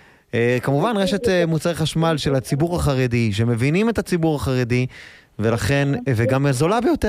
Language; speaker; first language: Hebrew; native; Hebrew